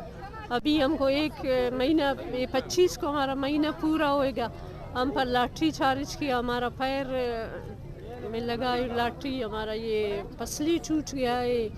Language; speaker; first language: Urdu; non-native, local second language; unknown